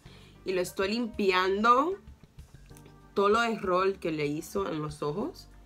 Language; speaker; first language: Spanish; early bilingual, heritage; English